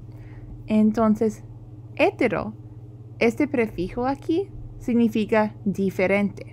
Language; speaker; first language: Spanish; non-native, fluent; English